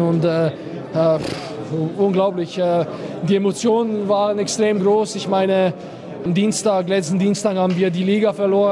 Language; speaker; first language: German; non-native, fluent; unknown